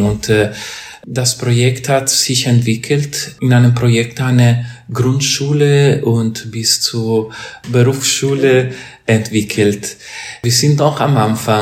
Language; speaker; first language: German; non-native, fluent; Italian